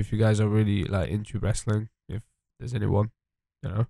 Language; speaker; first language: English; early bilingual, other home language; French